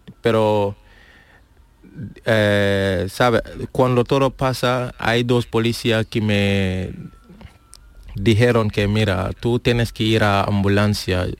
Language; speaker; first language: Spanish; non-native, learner; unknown